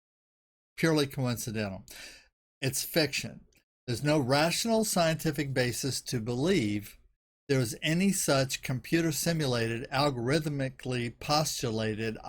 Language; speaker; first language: English; native; English